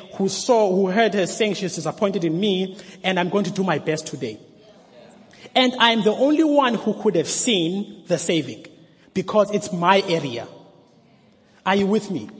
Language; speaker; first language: English; non-native, local second language; Xhosa